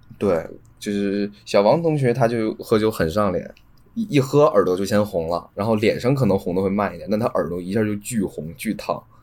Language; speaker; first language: Chinese; native; Chinese